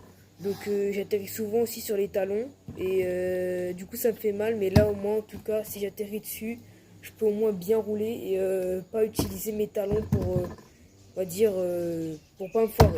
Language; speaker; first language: French; native; French